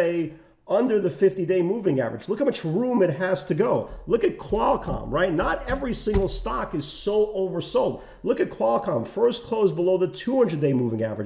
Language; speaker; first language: English; native; English